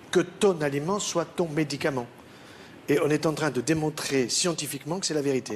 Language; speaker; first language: French; native; French